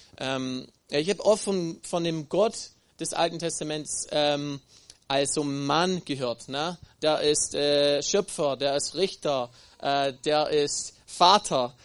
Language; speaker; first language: German; non-native, fluent; English